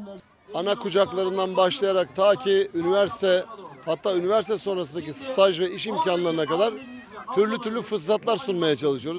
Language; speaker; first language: Turkish; native; Turkish